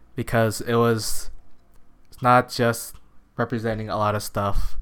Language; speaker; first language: English; early bilingual, other home language; Filipino